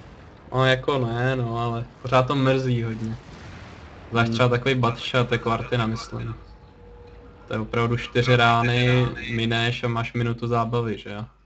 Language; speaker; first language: Czech; native; Czech